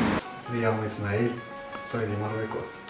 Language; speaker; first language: Spanish; non-native, learner; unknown